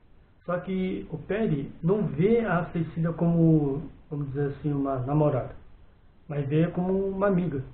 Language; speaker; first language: Portuguese; native; Portuguese